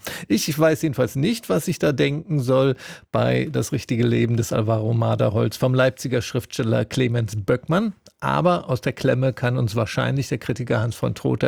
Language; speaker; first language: German; native; German